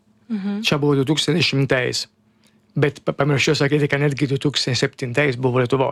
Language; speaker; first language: Lithuanian; non-native, learner; Italian